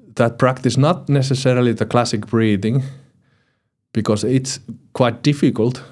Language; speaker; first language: English; non-native, fluent; Finnish